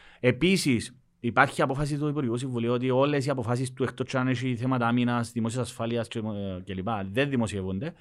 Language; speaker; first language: Greek; native; Greek